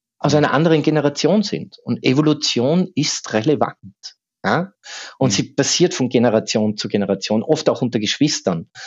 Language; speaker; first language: German; native; German